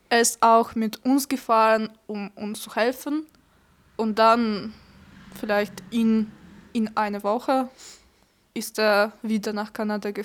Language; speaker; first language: German; non-native, learner; Ukrainian